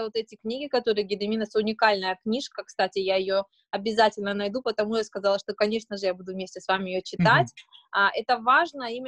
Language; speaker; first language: Russian; native; Russian